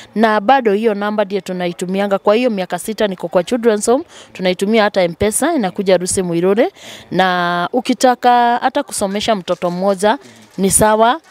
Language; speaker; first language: Swahili; native; Swahili